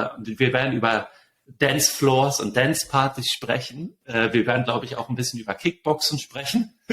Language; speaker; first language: German; native; German